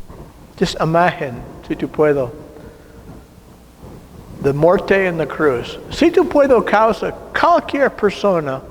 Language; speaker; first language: Spanish; non-native, learner; English